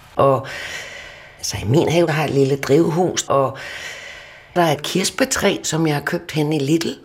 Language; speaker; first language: Danish; native; Danish